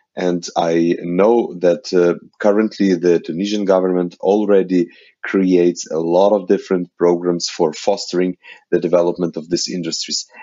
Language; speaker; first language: English; non-native, fluent; Ukrainian